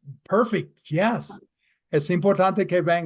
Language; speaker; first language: Spanish; non-native, fluent; English